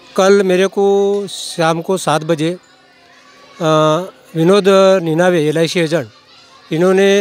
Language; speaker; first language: Hindi; non-native, local second language; Marathi